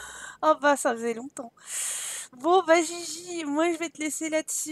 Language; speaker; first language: French; native; French